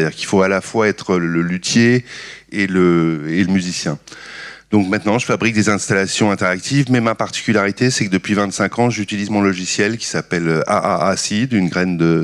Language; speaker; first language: French; native; French